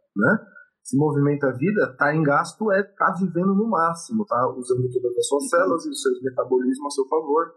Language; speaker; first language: Portuguese; native; Portuguese